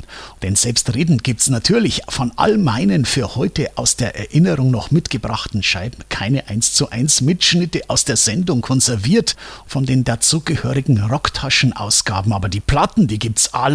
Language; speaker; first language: German; native; German